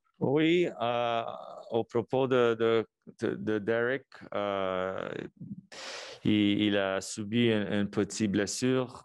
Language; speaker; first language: French; non-native, local second language; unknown